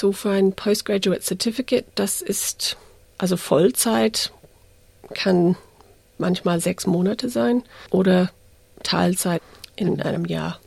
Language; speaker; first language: German; non-native, fluent; English